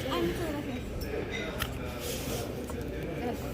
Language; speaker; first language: Spanish; non-native, learner; English